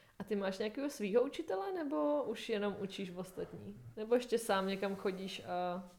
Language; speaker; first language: Czech; native; Czech